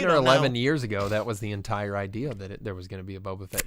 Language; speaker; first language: English; native; English